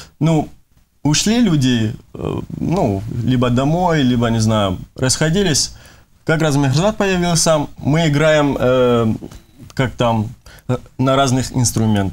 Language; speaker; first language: Russian; non-native, fluent; Persian